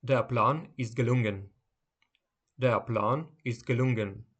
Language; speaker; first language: German; non-native, fluent; Ukrainian